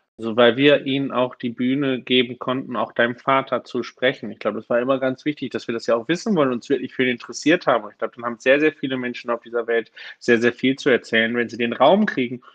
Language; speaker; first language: German; native; German